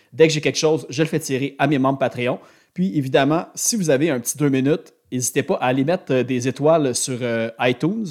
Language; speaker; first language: French; native; French